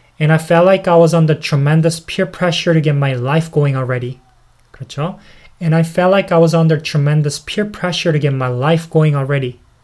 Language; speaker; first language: English; non-native, fluent; Korean